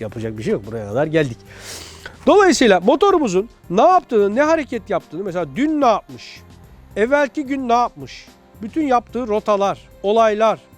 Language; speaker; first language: Turkish; native; Turkish